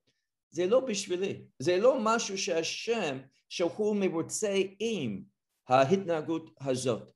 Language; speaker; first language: Hebrew; non-native, fluent; English